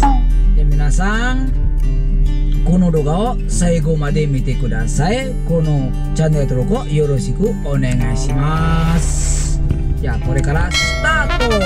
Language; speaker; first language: Japanese; non-native, fluent; Indonesian